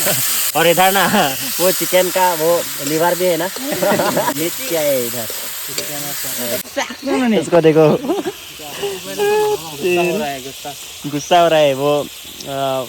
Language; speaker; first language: Hindi; non-native, local second language; Karbi